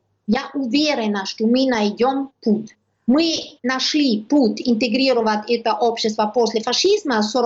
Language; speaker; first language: Russian; non-native, learner; German